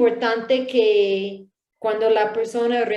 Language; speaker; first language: Spanish; non-native, learner; English